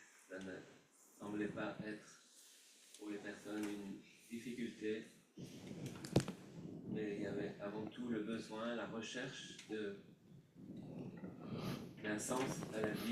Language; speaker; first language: French; native; French